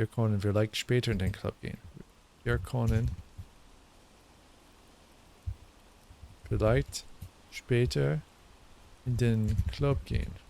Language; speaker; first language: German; non-native, learner; English